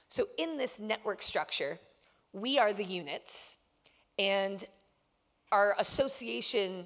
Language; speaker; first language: English; native; English